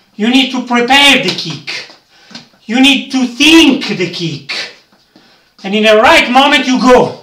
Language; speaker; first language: English; non-native, learner; Italian